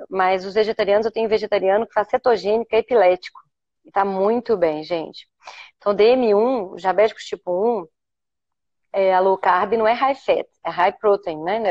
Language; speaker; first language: Portuguese; native; Portuguese